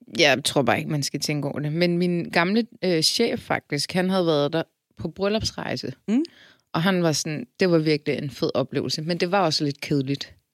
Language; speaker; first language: Danish; early bilingual, other home language; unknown